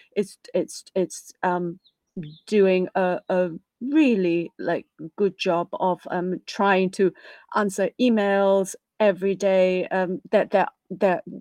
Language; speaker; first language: English; non-native, local second language; Cantonese